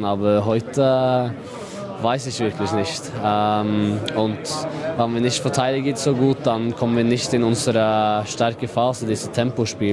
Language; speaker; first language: German; non-native, fluent; Norwegian